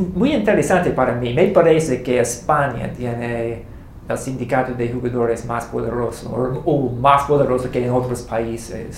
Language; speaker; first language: Spanish; non-native, learner; English